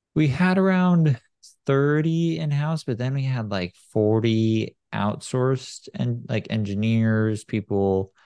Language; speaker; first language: English; native; English